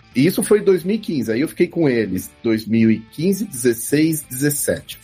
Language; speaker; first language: Portuguese; native; Portuguese